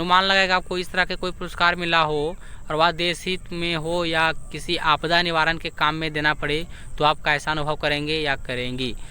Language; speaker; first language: Hindi; native; Hindi